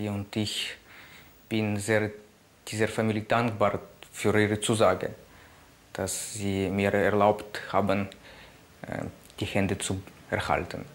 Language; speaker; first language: German; non-native, fluent; Ukrainian